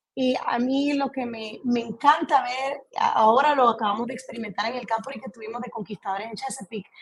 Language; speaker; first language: Spanish; early bilingual, heritage; Spanish